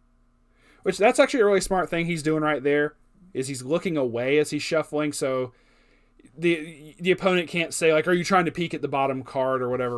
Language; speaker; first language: English; native; English